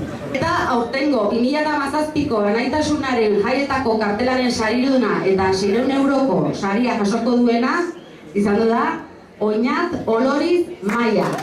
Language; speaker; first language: Basque; native; Basque